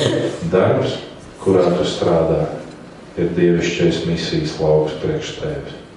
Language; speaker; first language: Latvian; native; Latvian